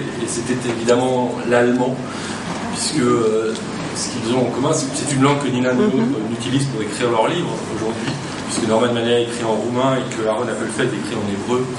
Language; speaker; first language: French; native; French